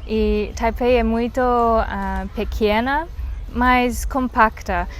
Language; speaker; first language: Portuguese; non-native, learner; Chinese